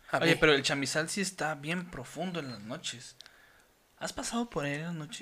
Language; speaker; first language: Spanish; native; Spanish